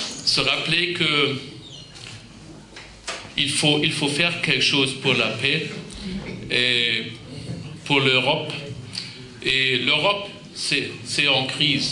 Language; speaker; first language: French; non-native, fluent; German